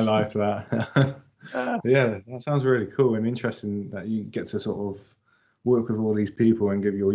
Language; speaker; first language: English; native; English